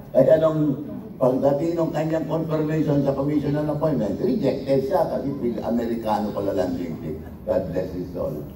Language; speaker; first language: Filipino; non-native, local second language; Iloko